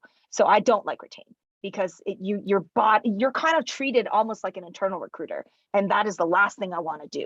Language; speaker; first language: English; early bilingual, other home language; Chinese